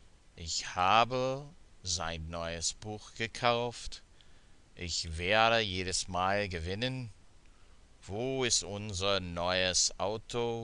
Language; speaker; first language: German; non-native, fluent; English